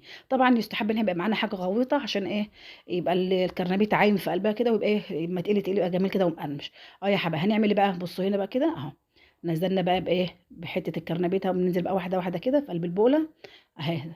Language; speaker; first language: Arabic; native; Arabic